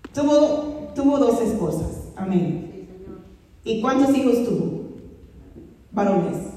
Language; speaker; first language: Spanish; non-native, fluent; English